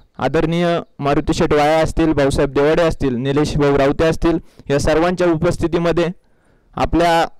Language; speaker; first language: Marathi; native; Marathi